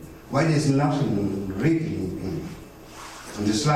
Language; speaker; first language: English; non-native, fluent; Spanish